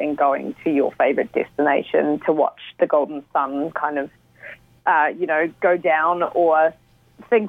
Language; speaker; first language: English; native; English